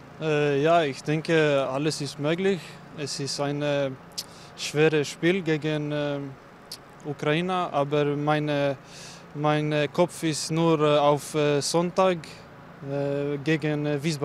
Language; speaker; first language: German; non-native, learner; Bosnian